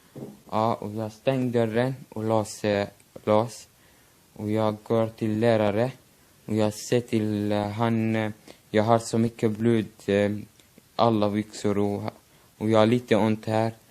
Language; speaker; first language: Swedish; non-native, learner; Arabic